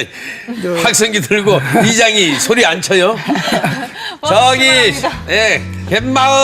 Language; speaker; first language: Korean; native; Korean